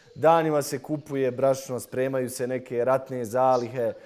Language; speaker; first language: Croatian; native; Croatian